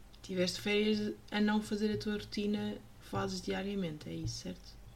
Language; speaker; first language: Portuguese; native; Portuguese